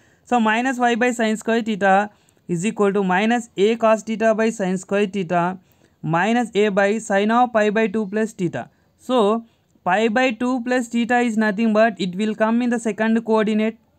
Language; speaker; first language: English; non-native, local second language; Telugu